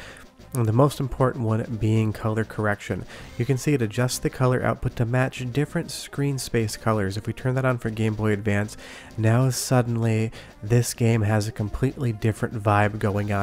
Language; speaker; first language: English; native; English